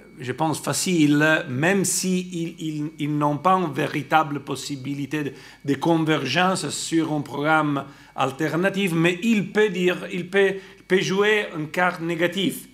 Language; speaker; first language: French; non-native, fluent; Italian